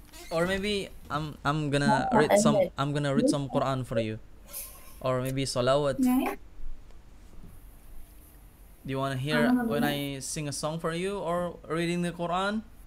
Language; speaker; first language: English; non-native, fluent; Indonesian